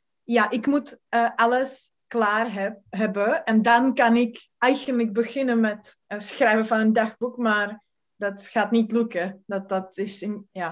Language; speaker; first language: Dutch; non-native, learner; Czech